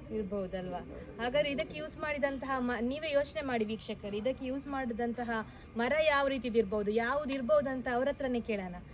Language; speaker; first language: Kannada; non-native, local second language; Tulu